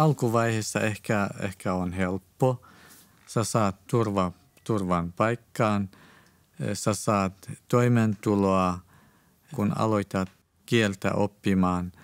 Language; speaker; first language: Finnish; non-native, fluent; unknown